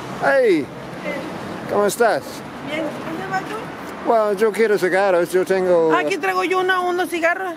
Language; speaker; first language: Spanish; non-native, learner; English